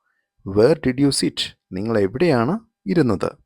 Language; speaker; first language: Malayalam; native; Malayalam